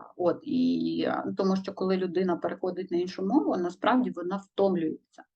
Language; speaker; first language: Ukrainian; native; Ukrainian